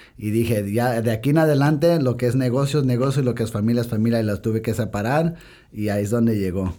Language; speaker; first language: Spanish; early bilingual, heritage; Spanish